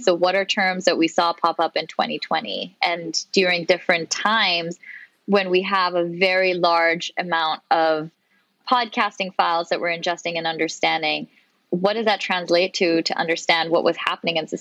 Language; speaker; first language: English; non-native, local second language; Urdu